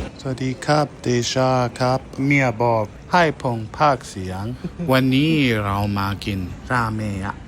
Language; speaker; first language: Thai; non-native, learner; German